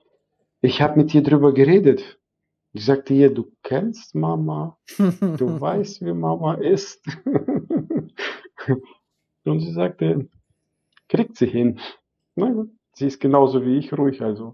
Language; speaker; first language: German; non-native, fluent; Arabic